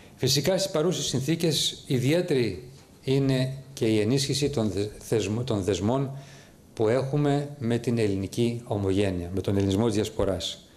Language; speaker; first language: Greek; early bilingual, heritage; Greek